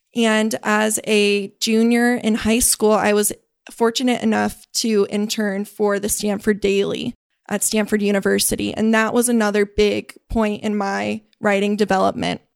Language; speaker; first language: English; native; English